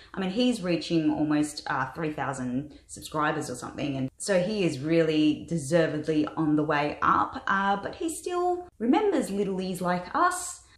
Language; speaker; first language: English; native; English